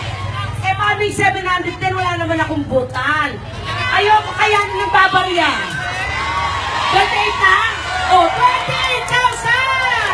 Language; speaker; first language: Filipino; native; Filipino